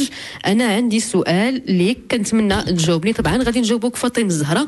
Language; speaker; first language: Arabic; native; Arabic